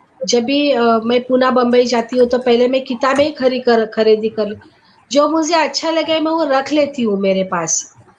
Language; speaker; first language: Hindi; non-native, local second language; Marathi